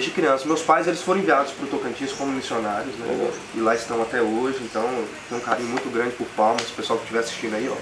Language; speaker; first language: Portuguese; native; Portuguese